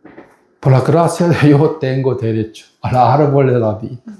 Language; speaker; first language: Spanish; non-native, fluent; Korean